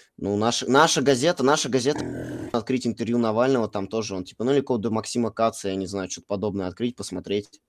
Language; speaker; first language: Russian; native; Russian